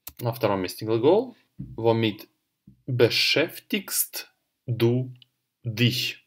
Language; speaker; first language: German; non-native, fluent; Russian